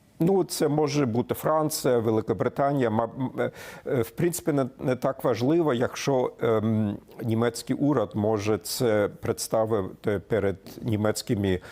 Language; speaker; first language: Ukrainian; non-native, fluent; German